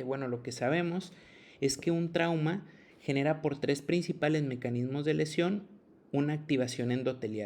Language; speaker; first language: Spanish; native; Spanish